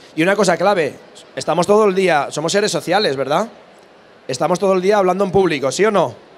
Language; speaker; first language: Spanish; native; Spanish